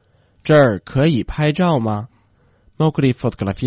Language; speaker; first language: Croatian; non-native, fluent; Chinese